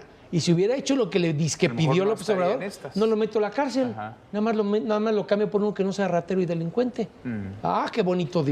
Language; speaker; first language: Spanish; native; Spanish